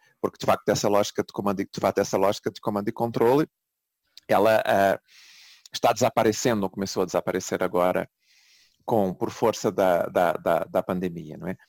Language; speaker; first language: Portuguese; native; Portuguese